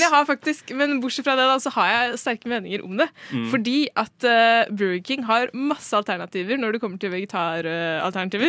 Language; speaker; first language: Norwegian; native; Norwegian